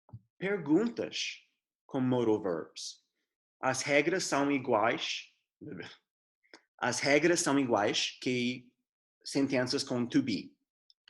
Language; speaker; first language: Portuguese; non-native, fluent; English